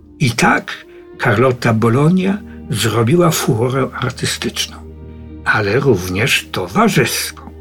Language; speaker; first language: Polish; native; Polish